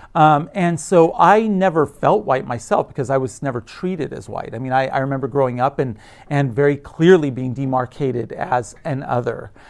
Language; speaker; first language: English; early bilingual, other home language; Arabic